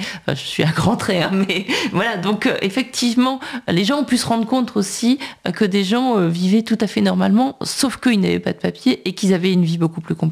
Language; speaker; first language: French; native; French